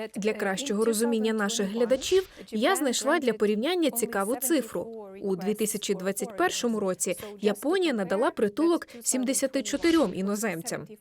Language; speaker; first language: Ukrainian; native; Ukrainian